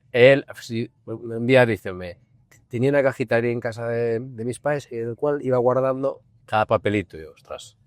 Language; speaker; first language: Spanish; non-native, local second language; Galician